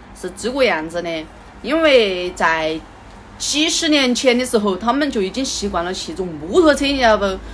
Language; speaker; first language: Chinese; native; Chinese